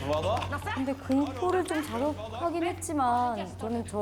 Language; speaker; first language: Korean; native; Korean